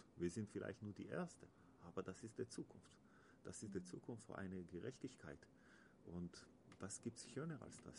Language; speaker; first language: German; non-native, learner; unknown